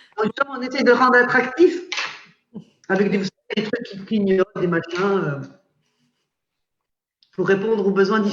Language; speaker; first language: French; native; French